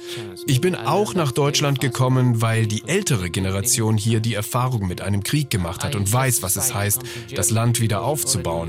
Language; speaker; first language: German; non-native, fluent; Arabic